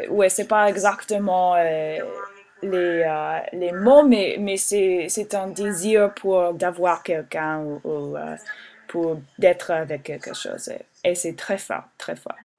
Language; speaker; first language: French; non-native, learner; English